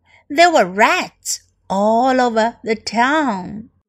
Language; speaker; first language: English; non-native, fluent; Chinese